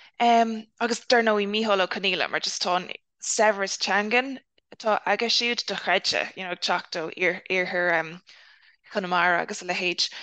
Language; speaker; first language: Irish; non-native, local second language; English